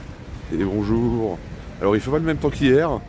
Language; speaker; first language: French; native; French